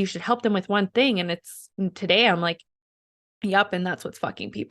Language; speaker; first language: English; native; English